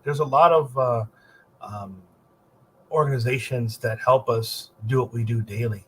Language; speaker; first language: English; native; English